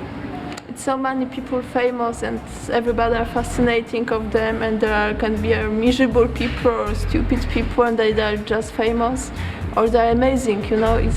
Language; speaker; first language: English; non-native, learner; Polish